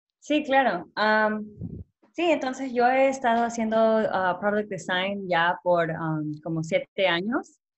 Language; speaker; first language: Spanish; early bilingual, heritage; Spanish